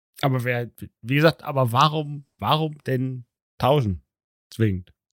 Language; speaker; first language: German; native; German